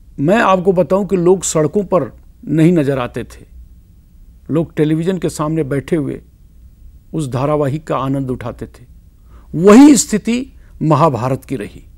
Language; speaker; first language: Hindi; native; Hindi